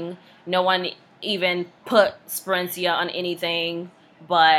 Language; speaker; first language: English; non-native, fluent; Haitian Creole